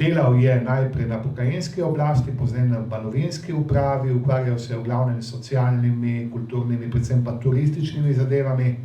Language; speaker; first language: Slovenian; native; Slovenian